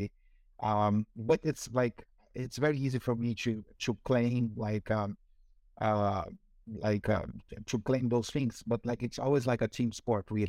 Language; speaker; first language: English; non-native, fluent; Portuguese